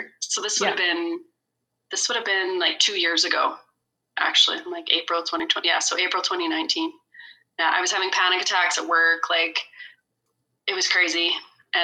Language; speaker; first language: English; native; English